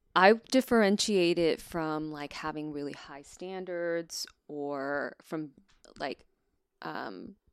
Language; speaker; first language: English; early bilingual, other home language; Chinese